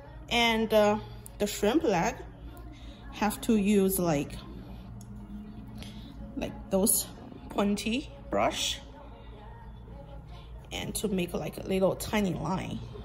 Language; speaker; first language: English; non-native, learner; Chinese